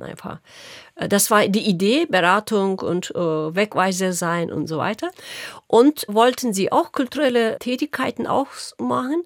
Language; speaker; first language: German; non-native, local second language; Turkish